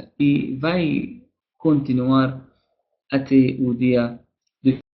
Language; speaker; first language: Portuguese; non-native, fluent; Arabic